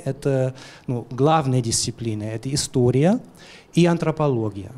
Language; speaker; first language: Russian; non-native, fluent; German